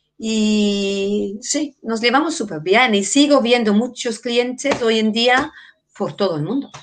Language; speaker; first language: Spanish; non-native, fluent; English